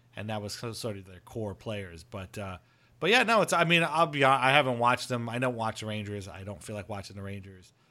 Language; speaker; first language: English; native; English